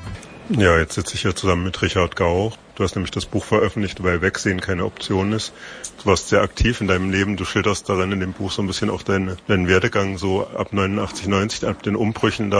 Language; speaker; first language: German; native; German